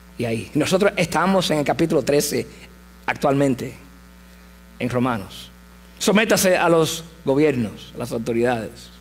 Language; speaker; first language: Spanish; early bilingual, heritage; English